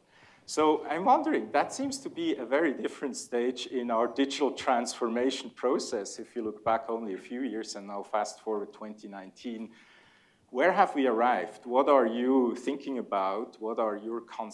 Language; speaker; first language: English; non-native, fluent; German